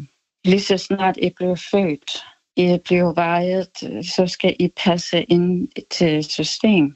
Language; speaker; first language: Danish; non-native, local second language; Kalaallisut